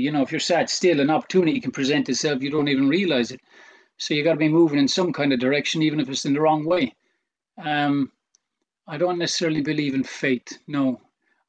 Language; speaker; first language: English; native; English